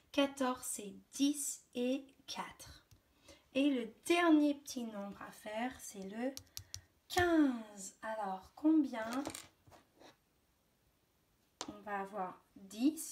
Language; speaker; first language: French; native; French